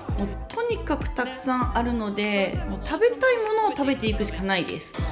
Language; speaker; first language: Japanese; native; Japanese